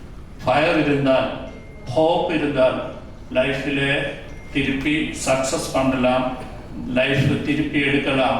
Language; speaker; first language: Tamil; non-native, learner; Malayalam